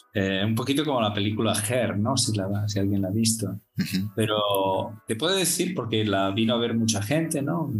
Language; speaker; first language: Spanish; native; Spanish